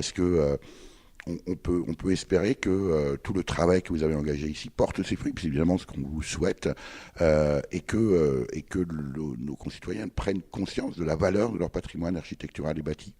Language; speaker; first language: French; native; French